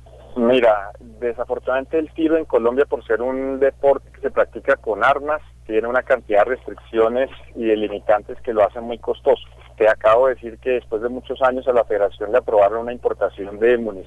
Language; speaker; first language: Spanish; native; Spanish